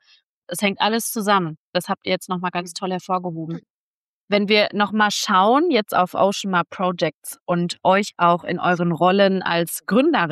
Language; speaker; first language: German; native; German